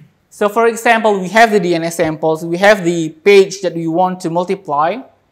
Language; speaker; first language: English; non-native, fluent; Indonesian